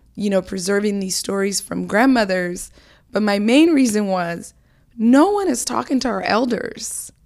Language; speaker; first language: English; native; English